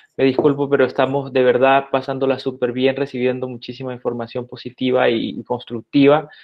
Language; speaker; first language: Spanish; native; Spanish